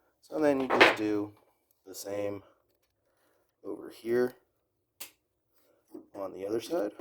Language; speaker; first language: English; native; English